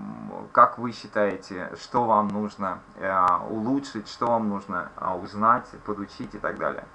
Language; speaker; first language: Russian; native; Russian